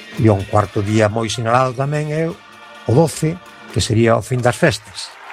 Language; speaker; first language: Galician; native; Galician